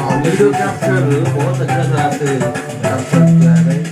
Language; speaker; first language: Hindi; non-native, local second language; Kannada